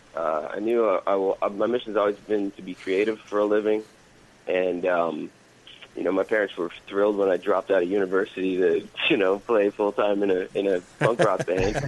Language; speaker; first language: English; native; English